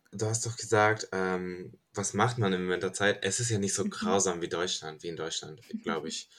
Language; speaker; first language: German; non-native, fluent; Turkish